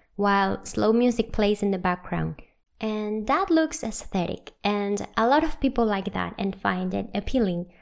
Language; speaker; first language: English; non-native, fluent; Spanish